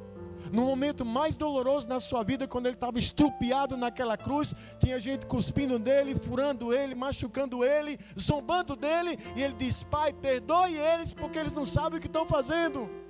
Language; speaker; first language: Portuguese; native; Portuguese